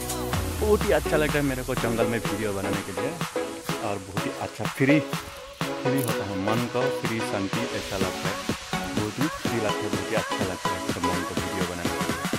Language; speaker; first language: Hindi; non-native, local second language; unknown